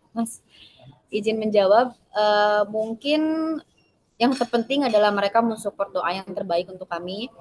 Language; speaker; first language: Indonesian; native; Indonesian